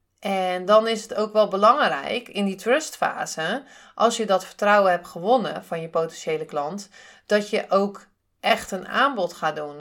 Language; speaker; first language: Dutch; native; Dutch